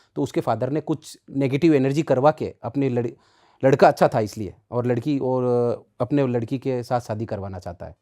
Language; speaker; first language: Hindi; native; Hindi